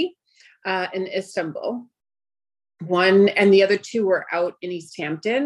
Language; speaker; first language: English; early bilingual, other home language; Greek